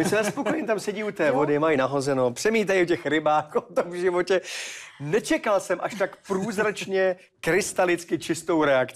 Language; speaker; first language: Czech; native; Czech